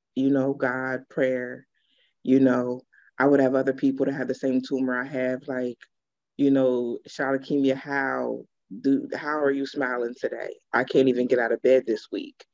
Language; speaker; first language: English; native; English